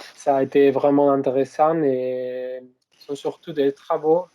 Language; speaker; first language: French; non-native, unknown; Spanish